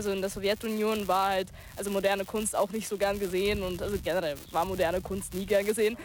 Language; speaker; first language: German; early bilingual, other home language; Russian